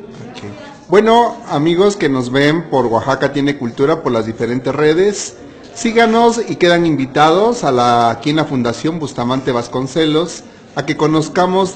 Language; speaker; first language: Spanish; native; Spanish